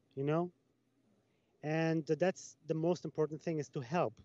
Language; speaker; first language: English; non-native, fluent; Italian